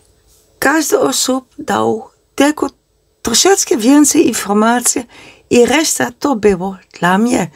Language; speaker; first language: Polish; non-native, learner; Dutch